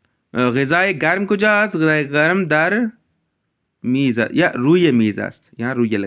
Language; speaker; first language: Persian; non-native, fluent; Urdu